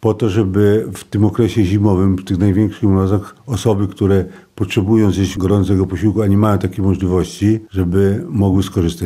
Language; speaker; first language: Polish; native; Polish